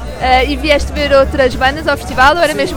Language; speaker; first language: Portuguese; native; Portuguese